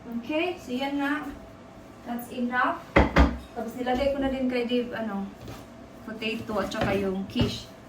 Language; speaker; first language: Filipino; non-native, local second language; Cebuano